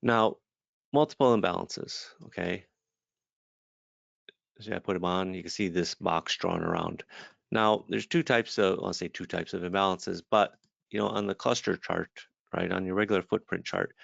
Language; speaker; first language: English; native; English